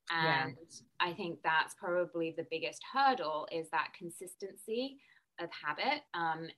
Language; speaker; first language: English; native; English